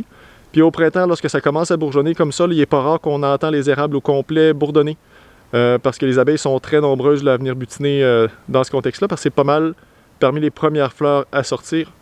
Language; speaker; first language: French; native; French